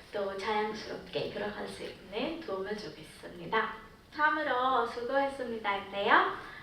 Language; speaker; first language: Korean; non-native, fluent; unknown